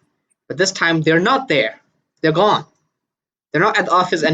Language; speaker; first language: English; non-native, fluent; Burmese